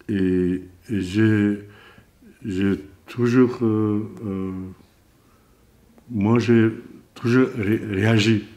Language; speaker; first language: French; non-native, learner; Azerbaijani